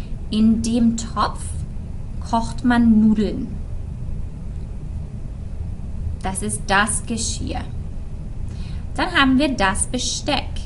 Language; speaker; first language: German; non-native, fluent; English